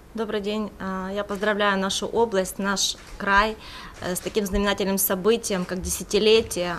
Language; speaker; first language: Russian; native; Russian